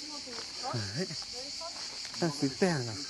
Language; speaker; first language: French; native; French